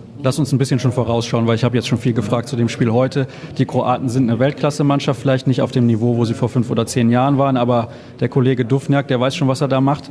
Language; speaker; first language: German; native; German